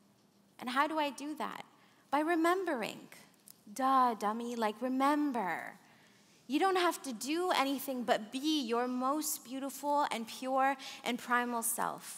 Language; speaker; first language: English; early bilingual, other home language; Arabic